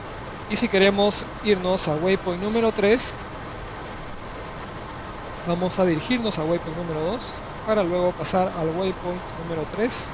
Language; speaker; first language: Spanish; native; Spanish